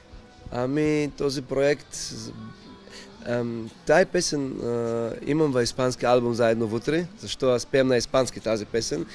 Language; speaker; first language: Bulgarian; non-native, learner; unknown